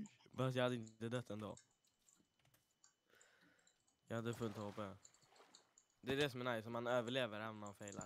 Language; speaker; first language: Swedish; native; Swedish